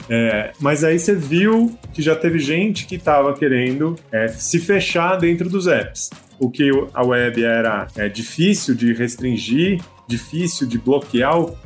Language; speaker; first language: Portuguese; native; Portuguese